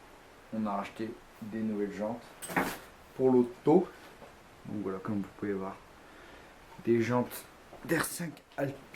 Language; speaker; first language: French; native; French